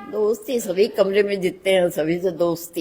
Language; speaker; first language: Hindi; native; Hindi